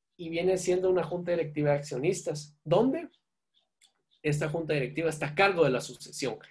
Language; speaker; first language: Spanish; native; Spanish